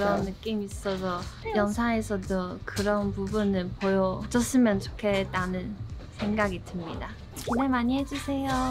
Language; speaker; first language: Korean; non-native, fluent; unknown